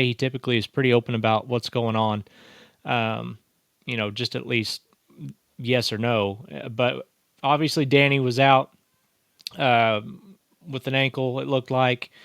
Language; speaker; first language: English; native; English